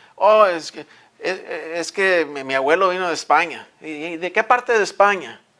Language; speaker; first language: Spanish; early bilingual, heritage; Spanish